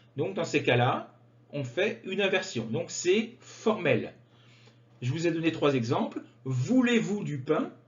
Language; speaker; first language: French; native; French